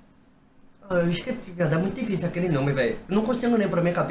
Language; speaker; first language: Portuguese; native; Portuguese